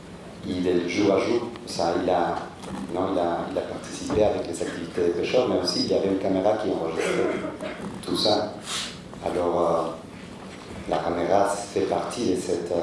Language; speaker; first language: French; non-native, fluent; Spanish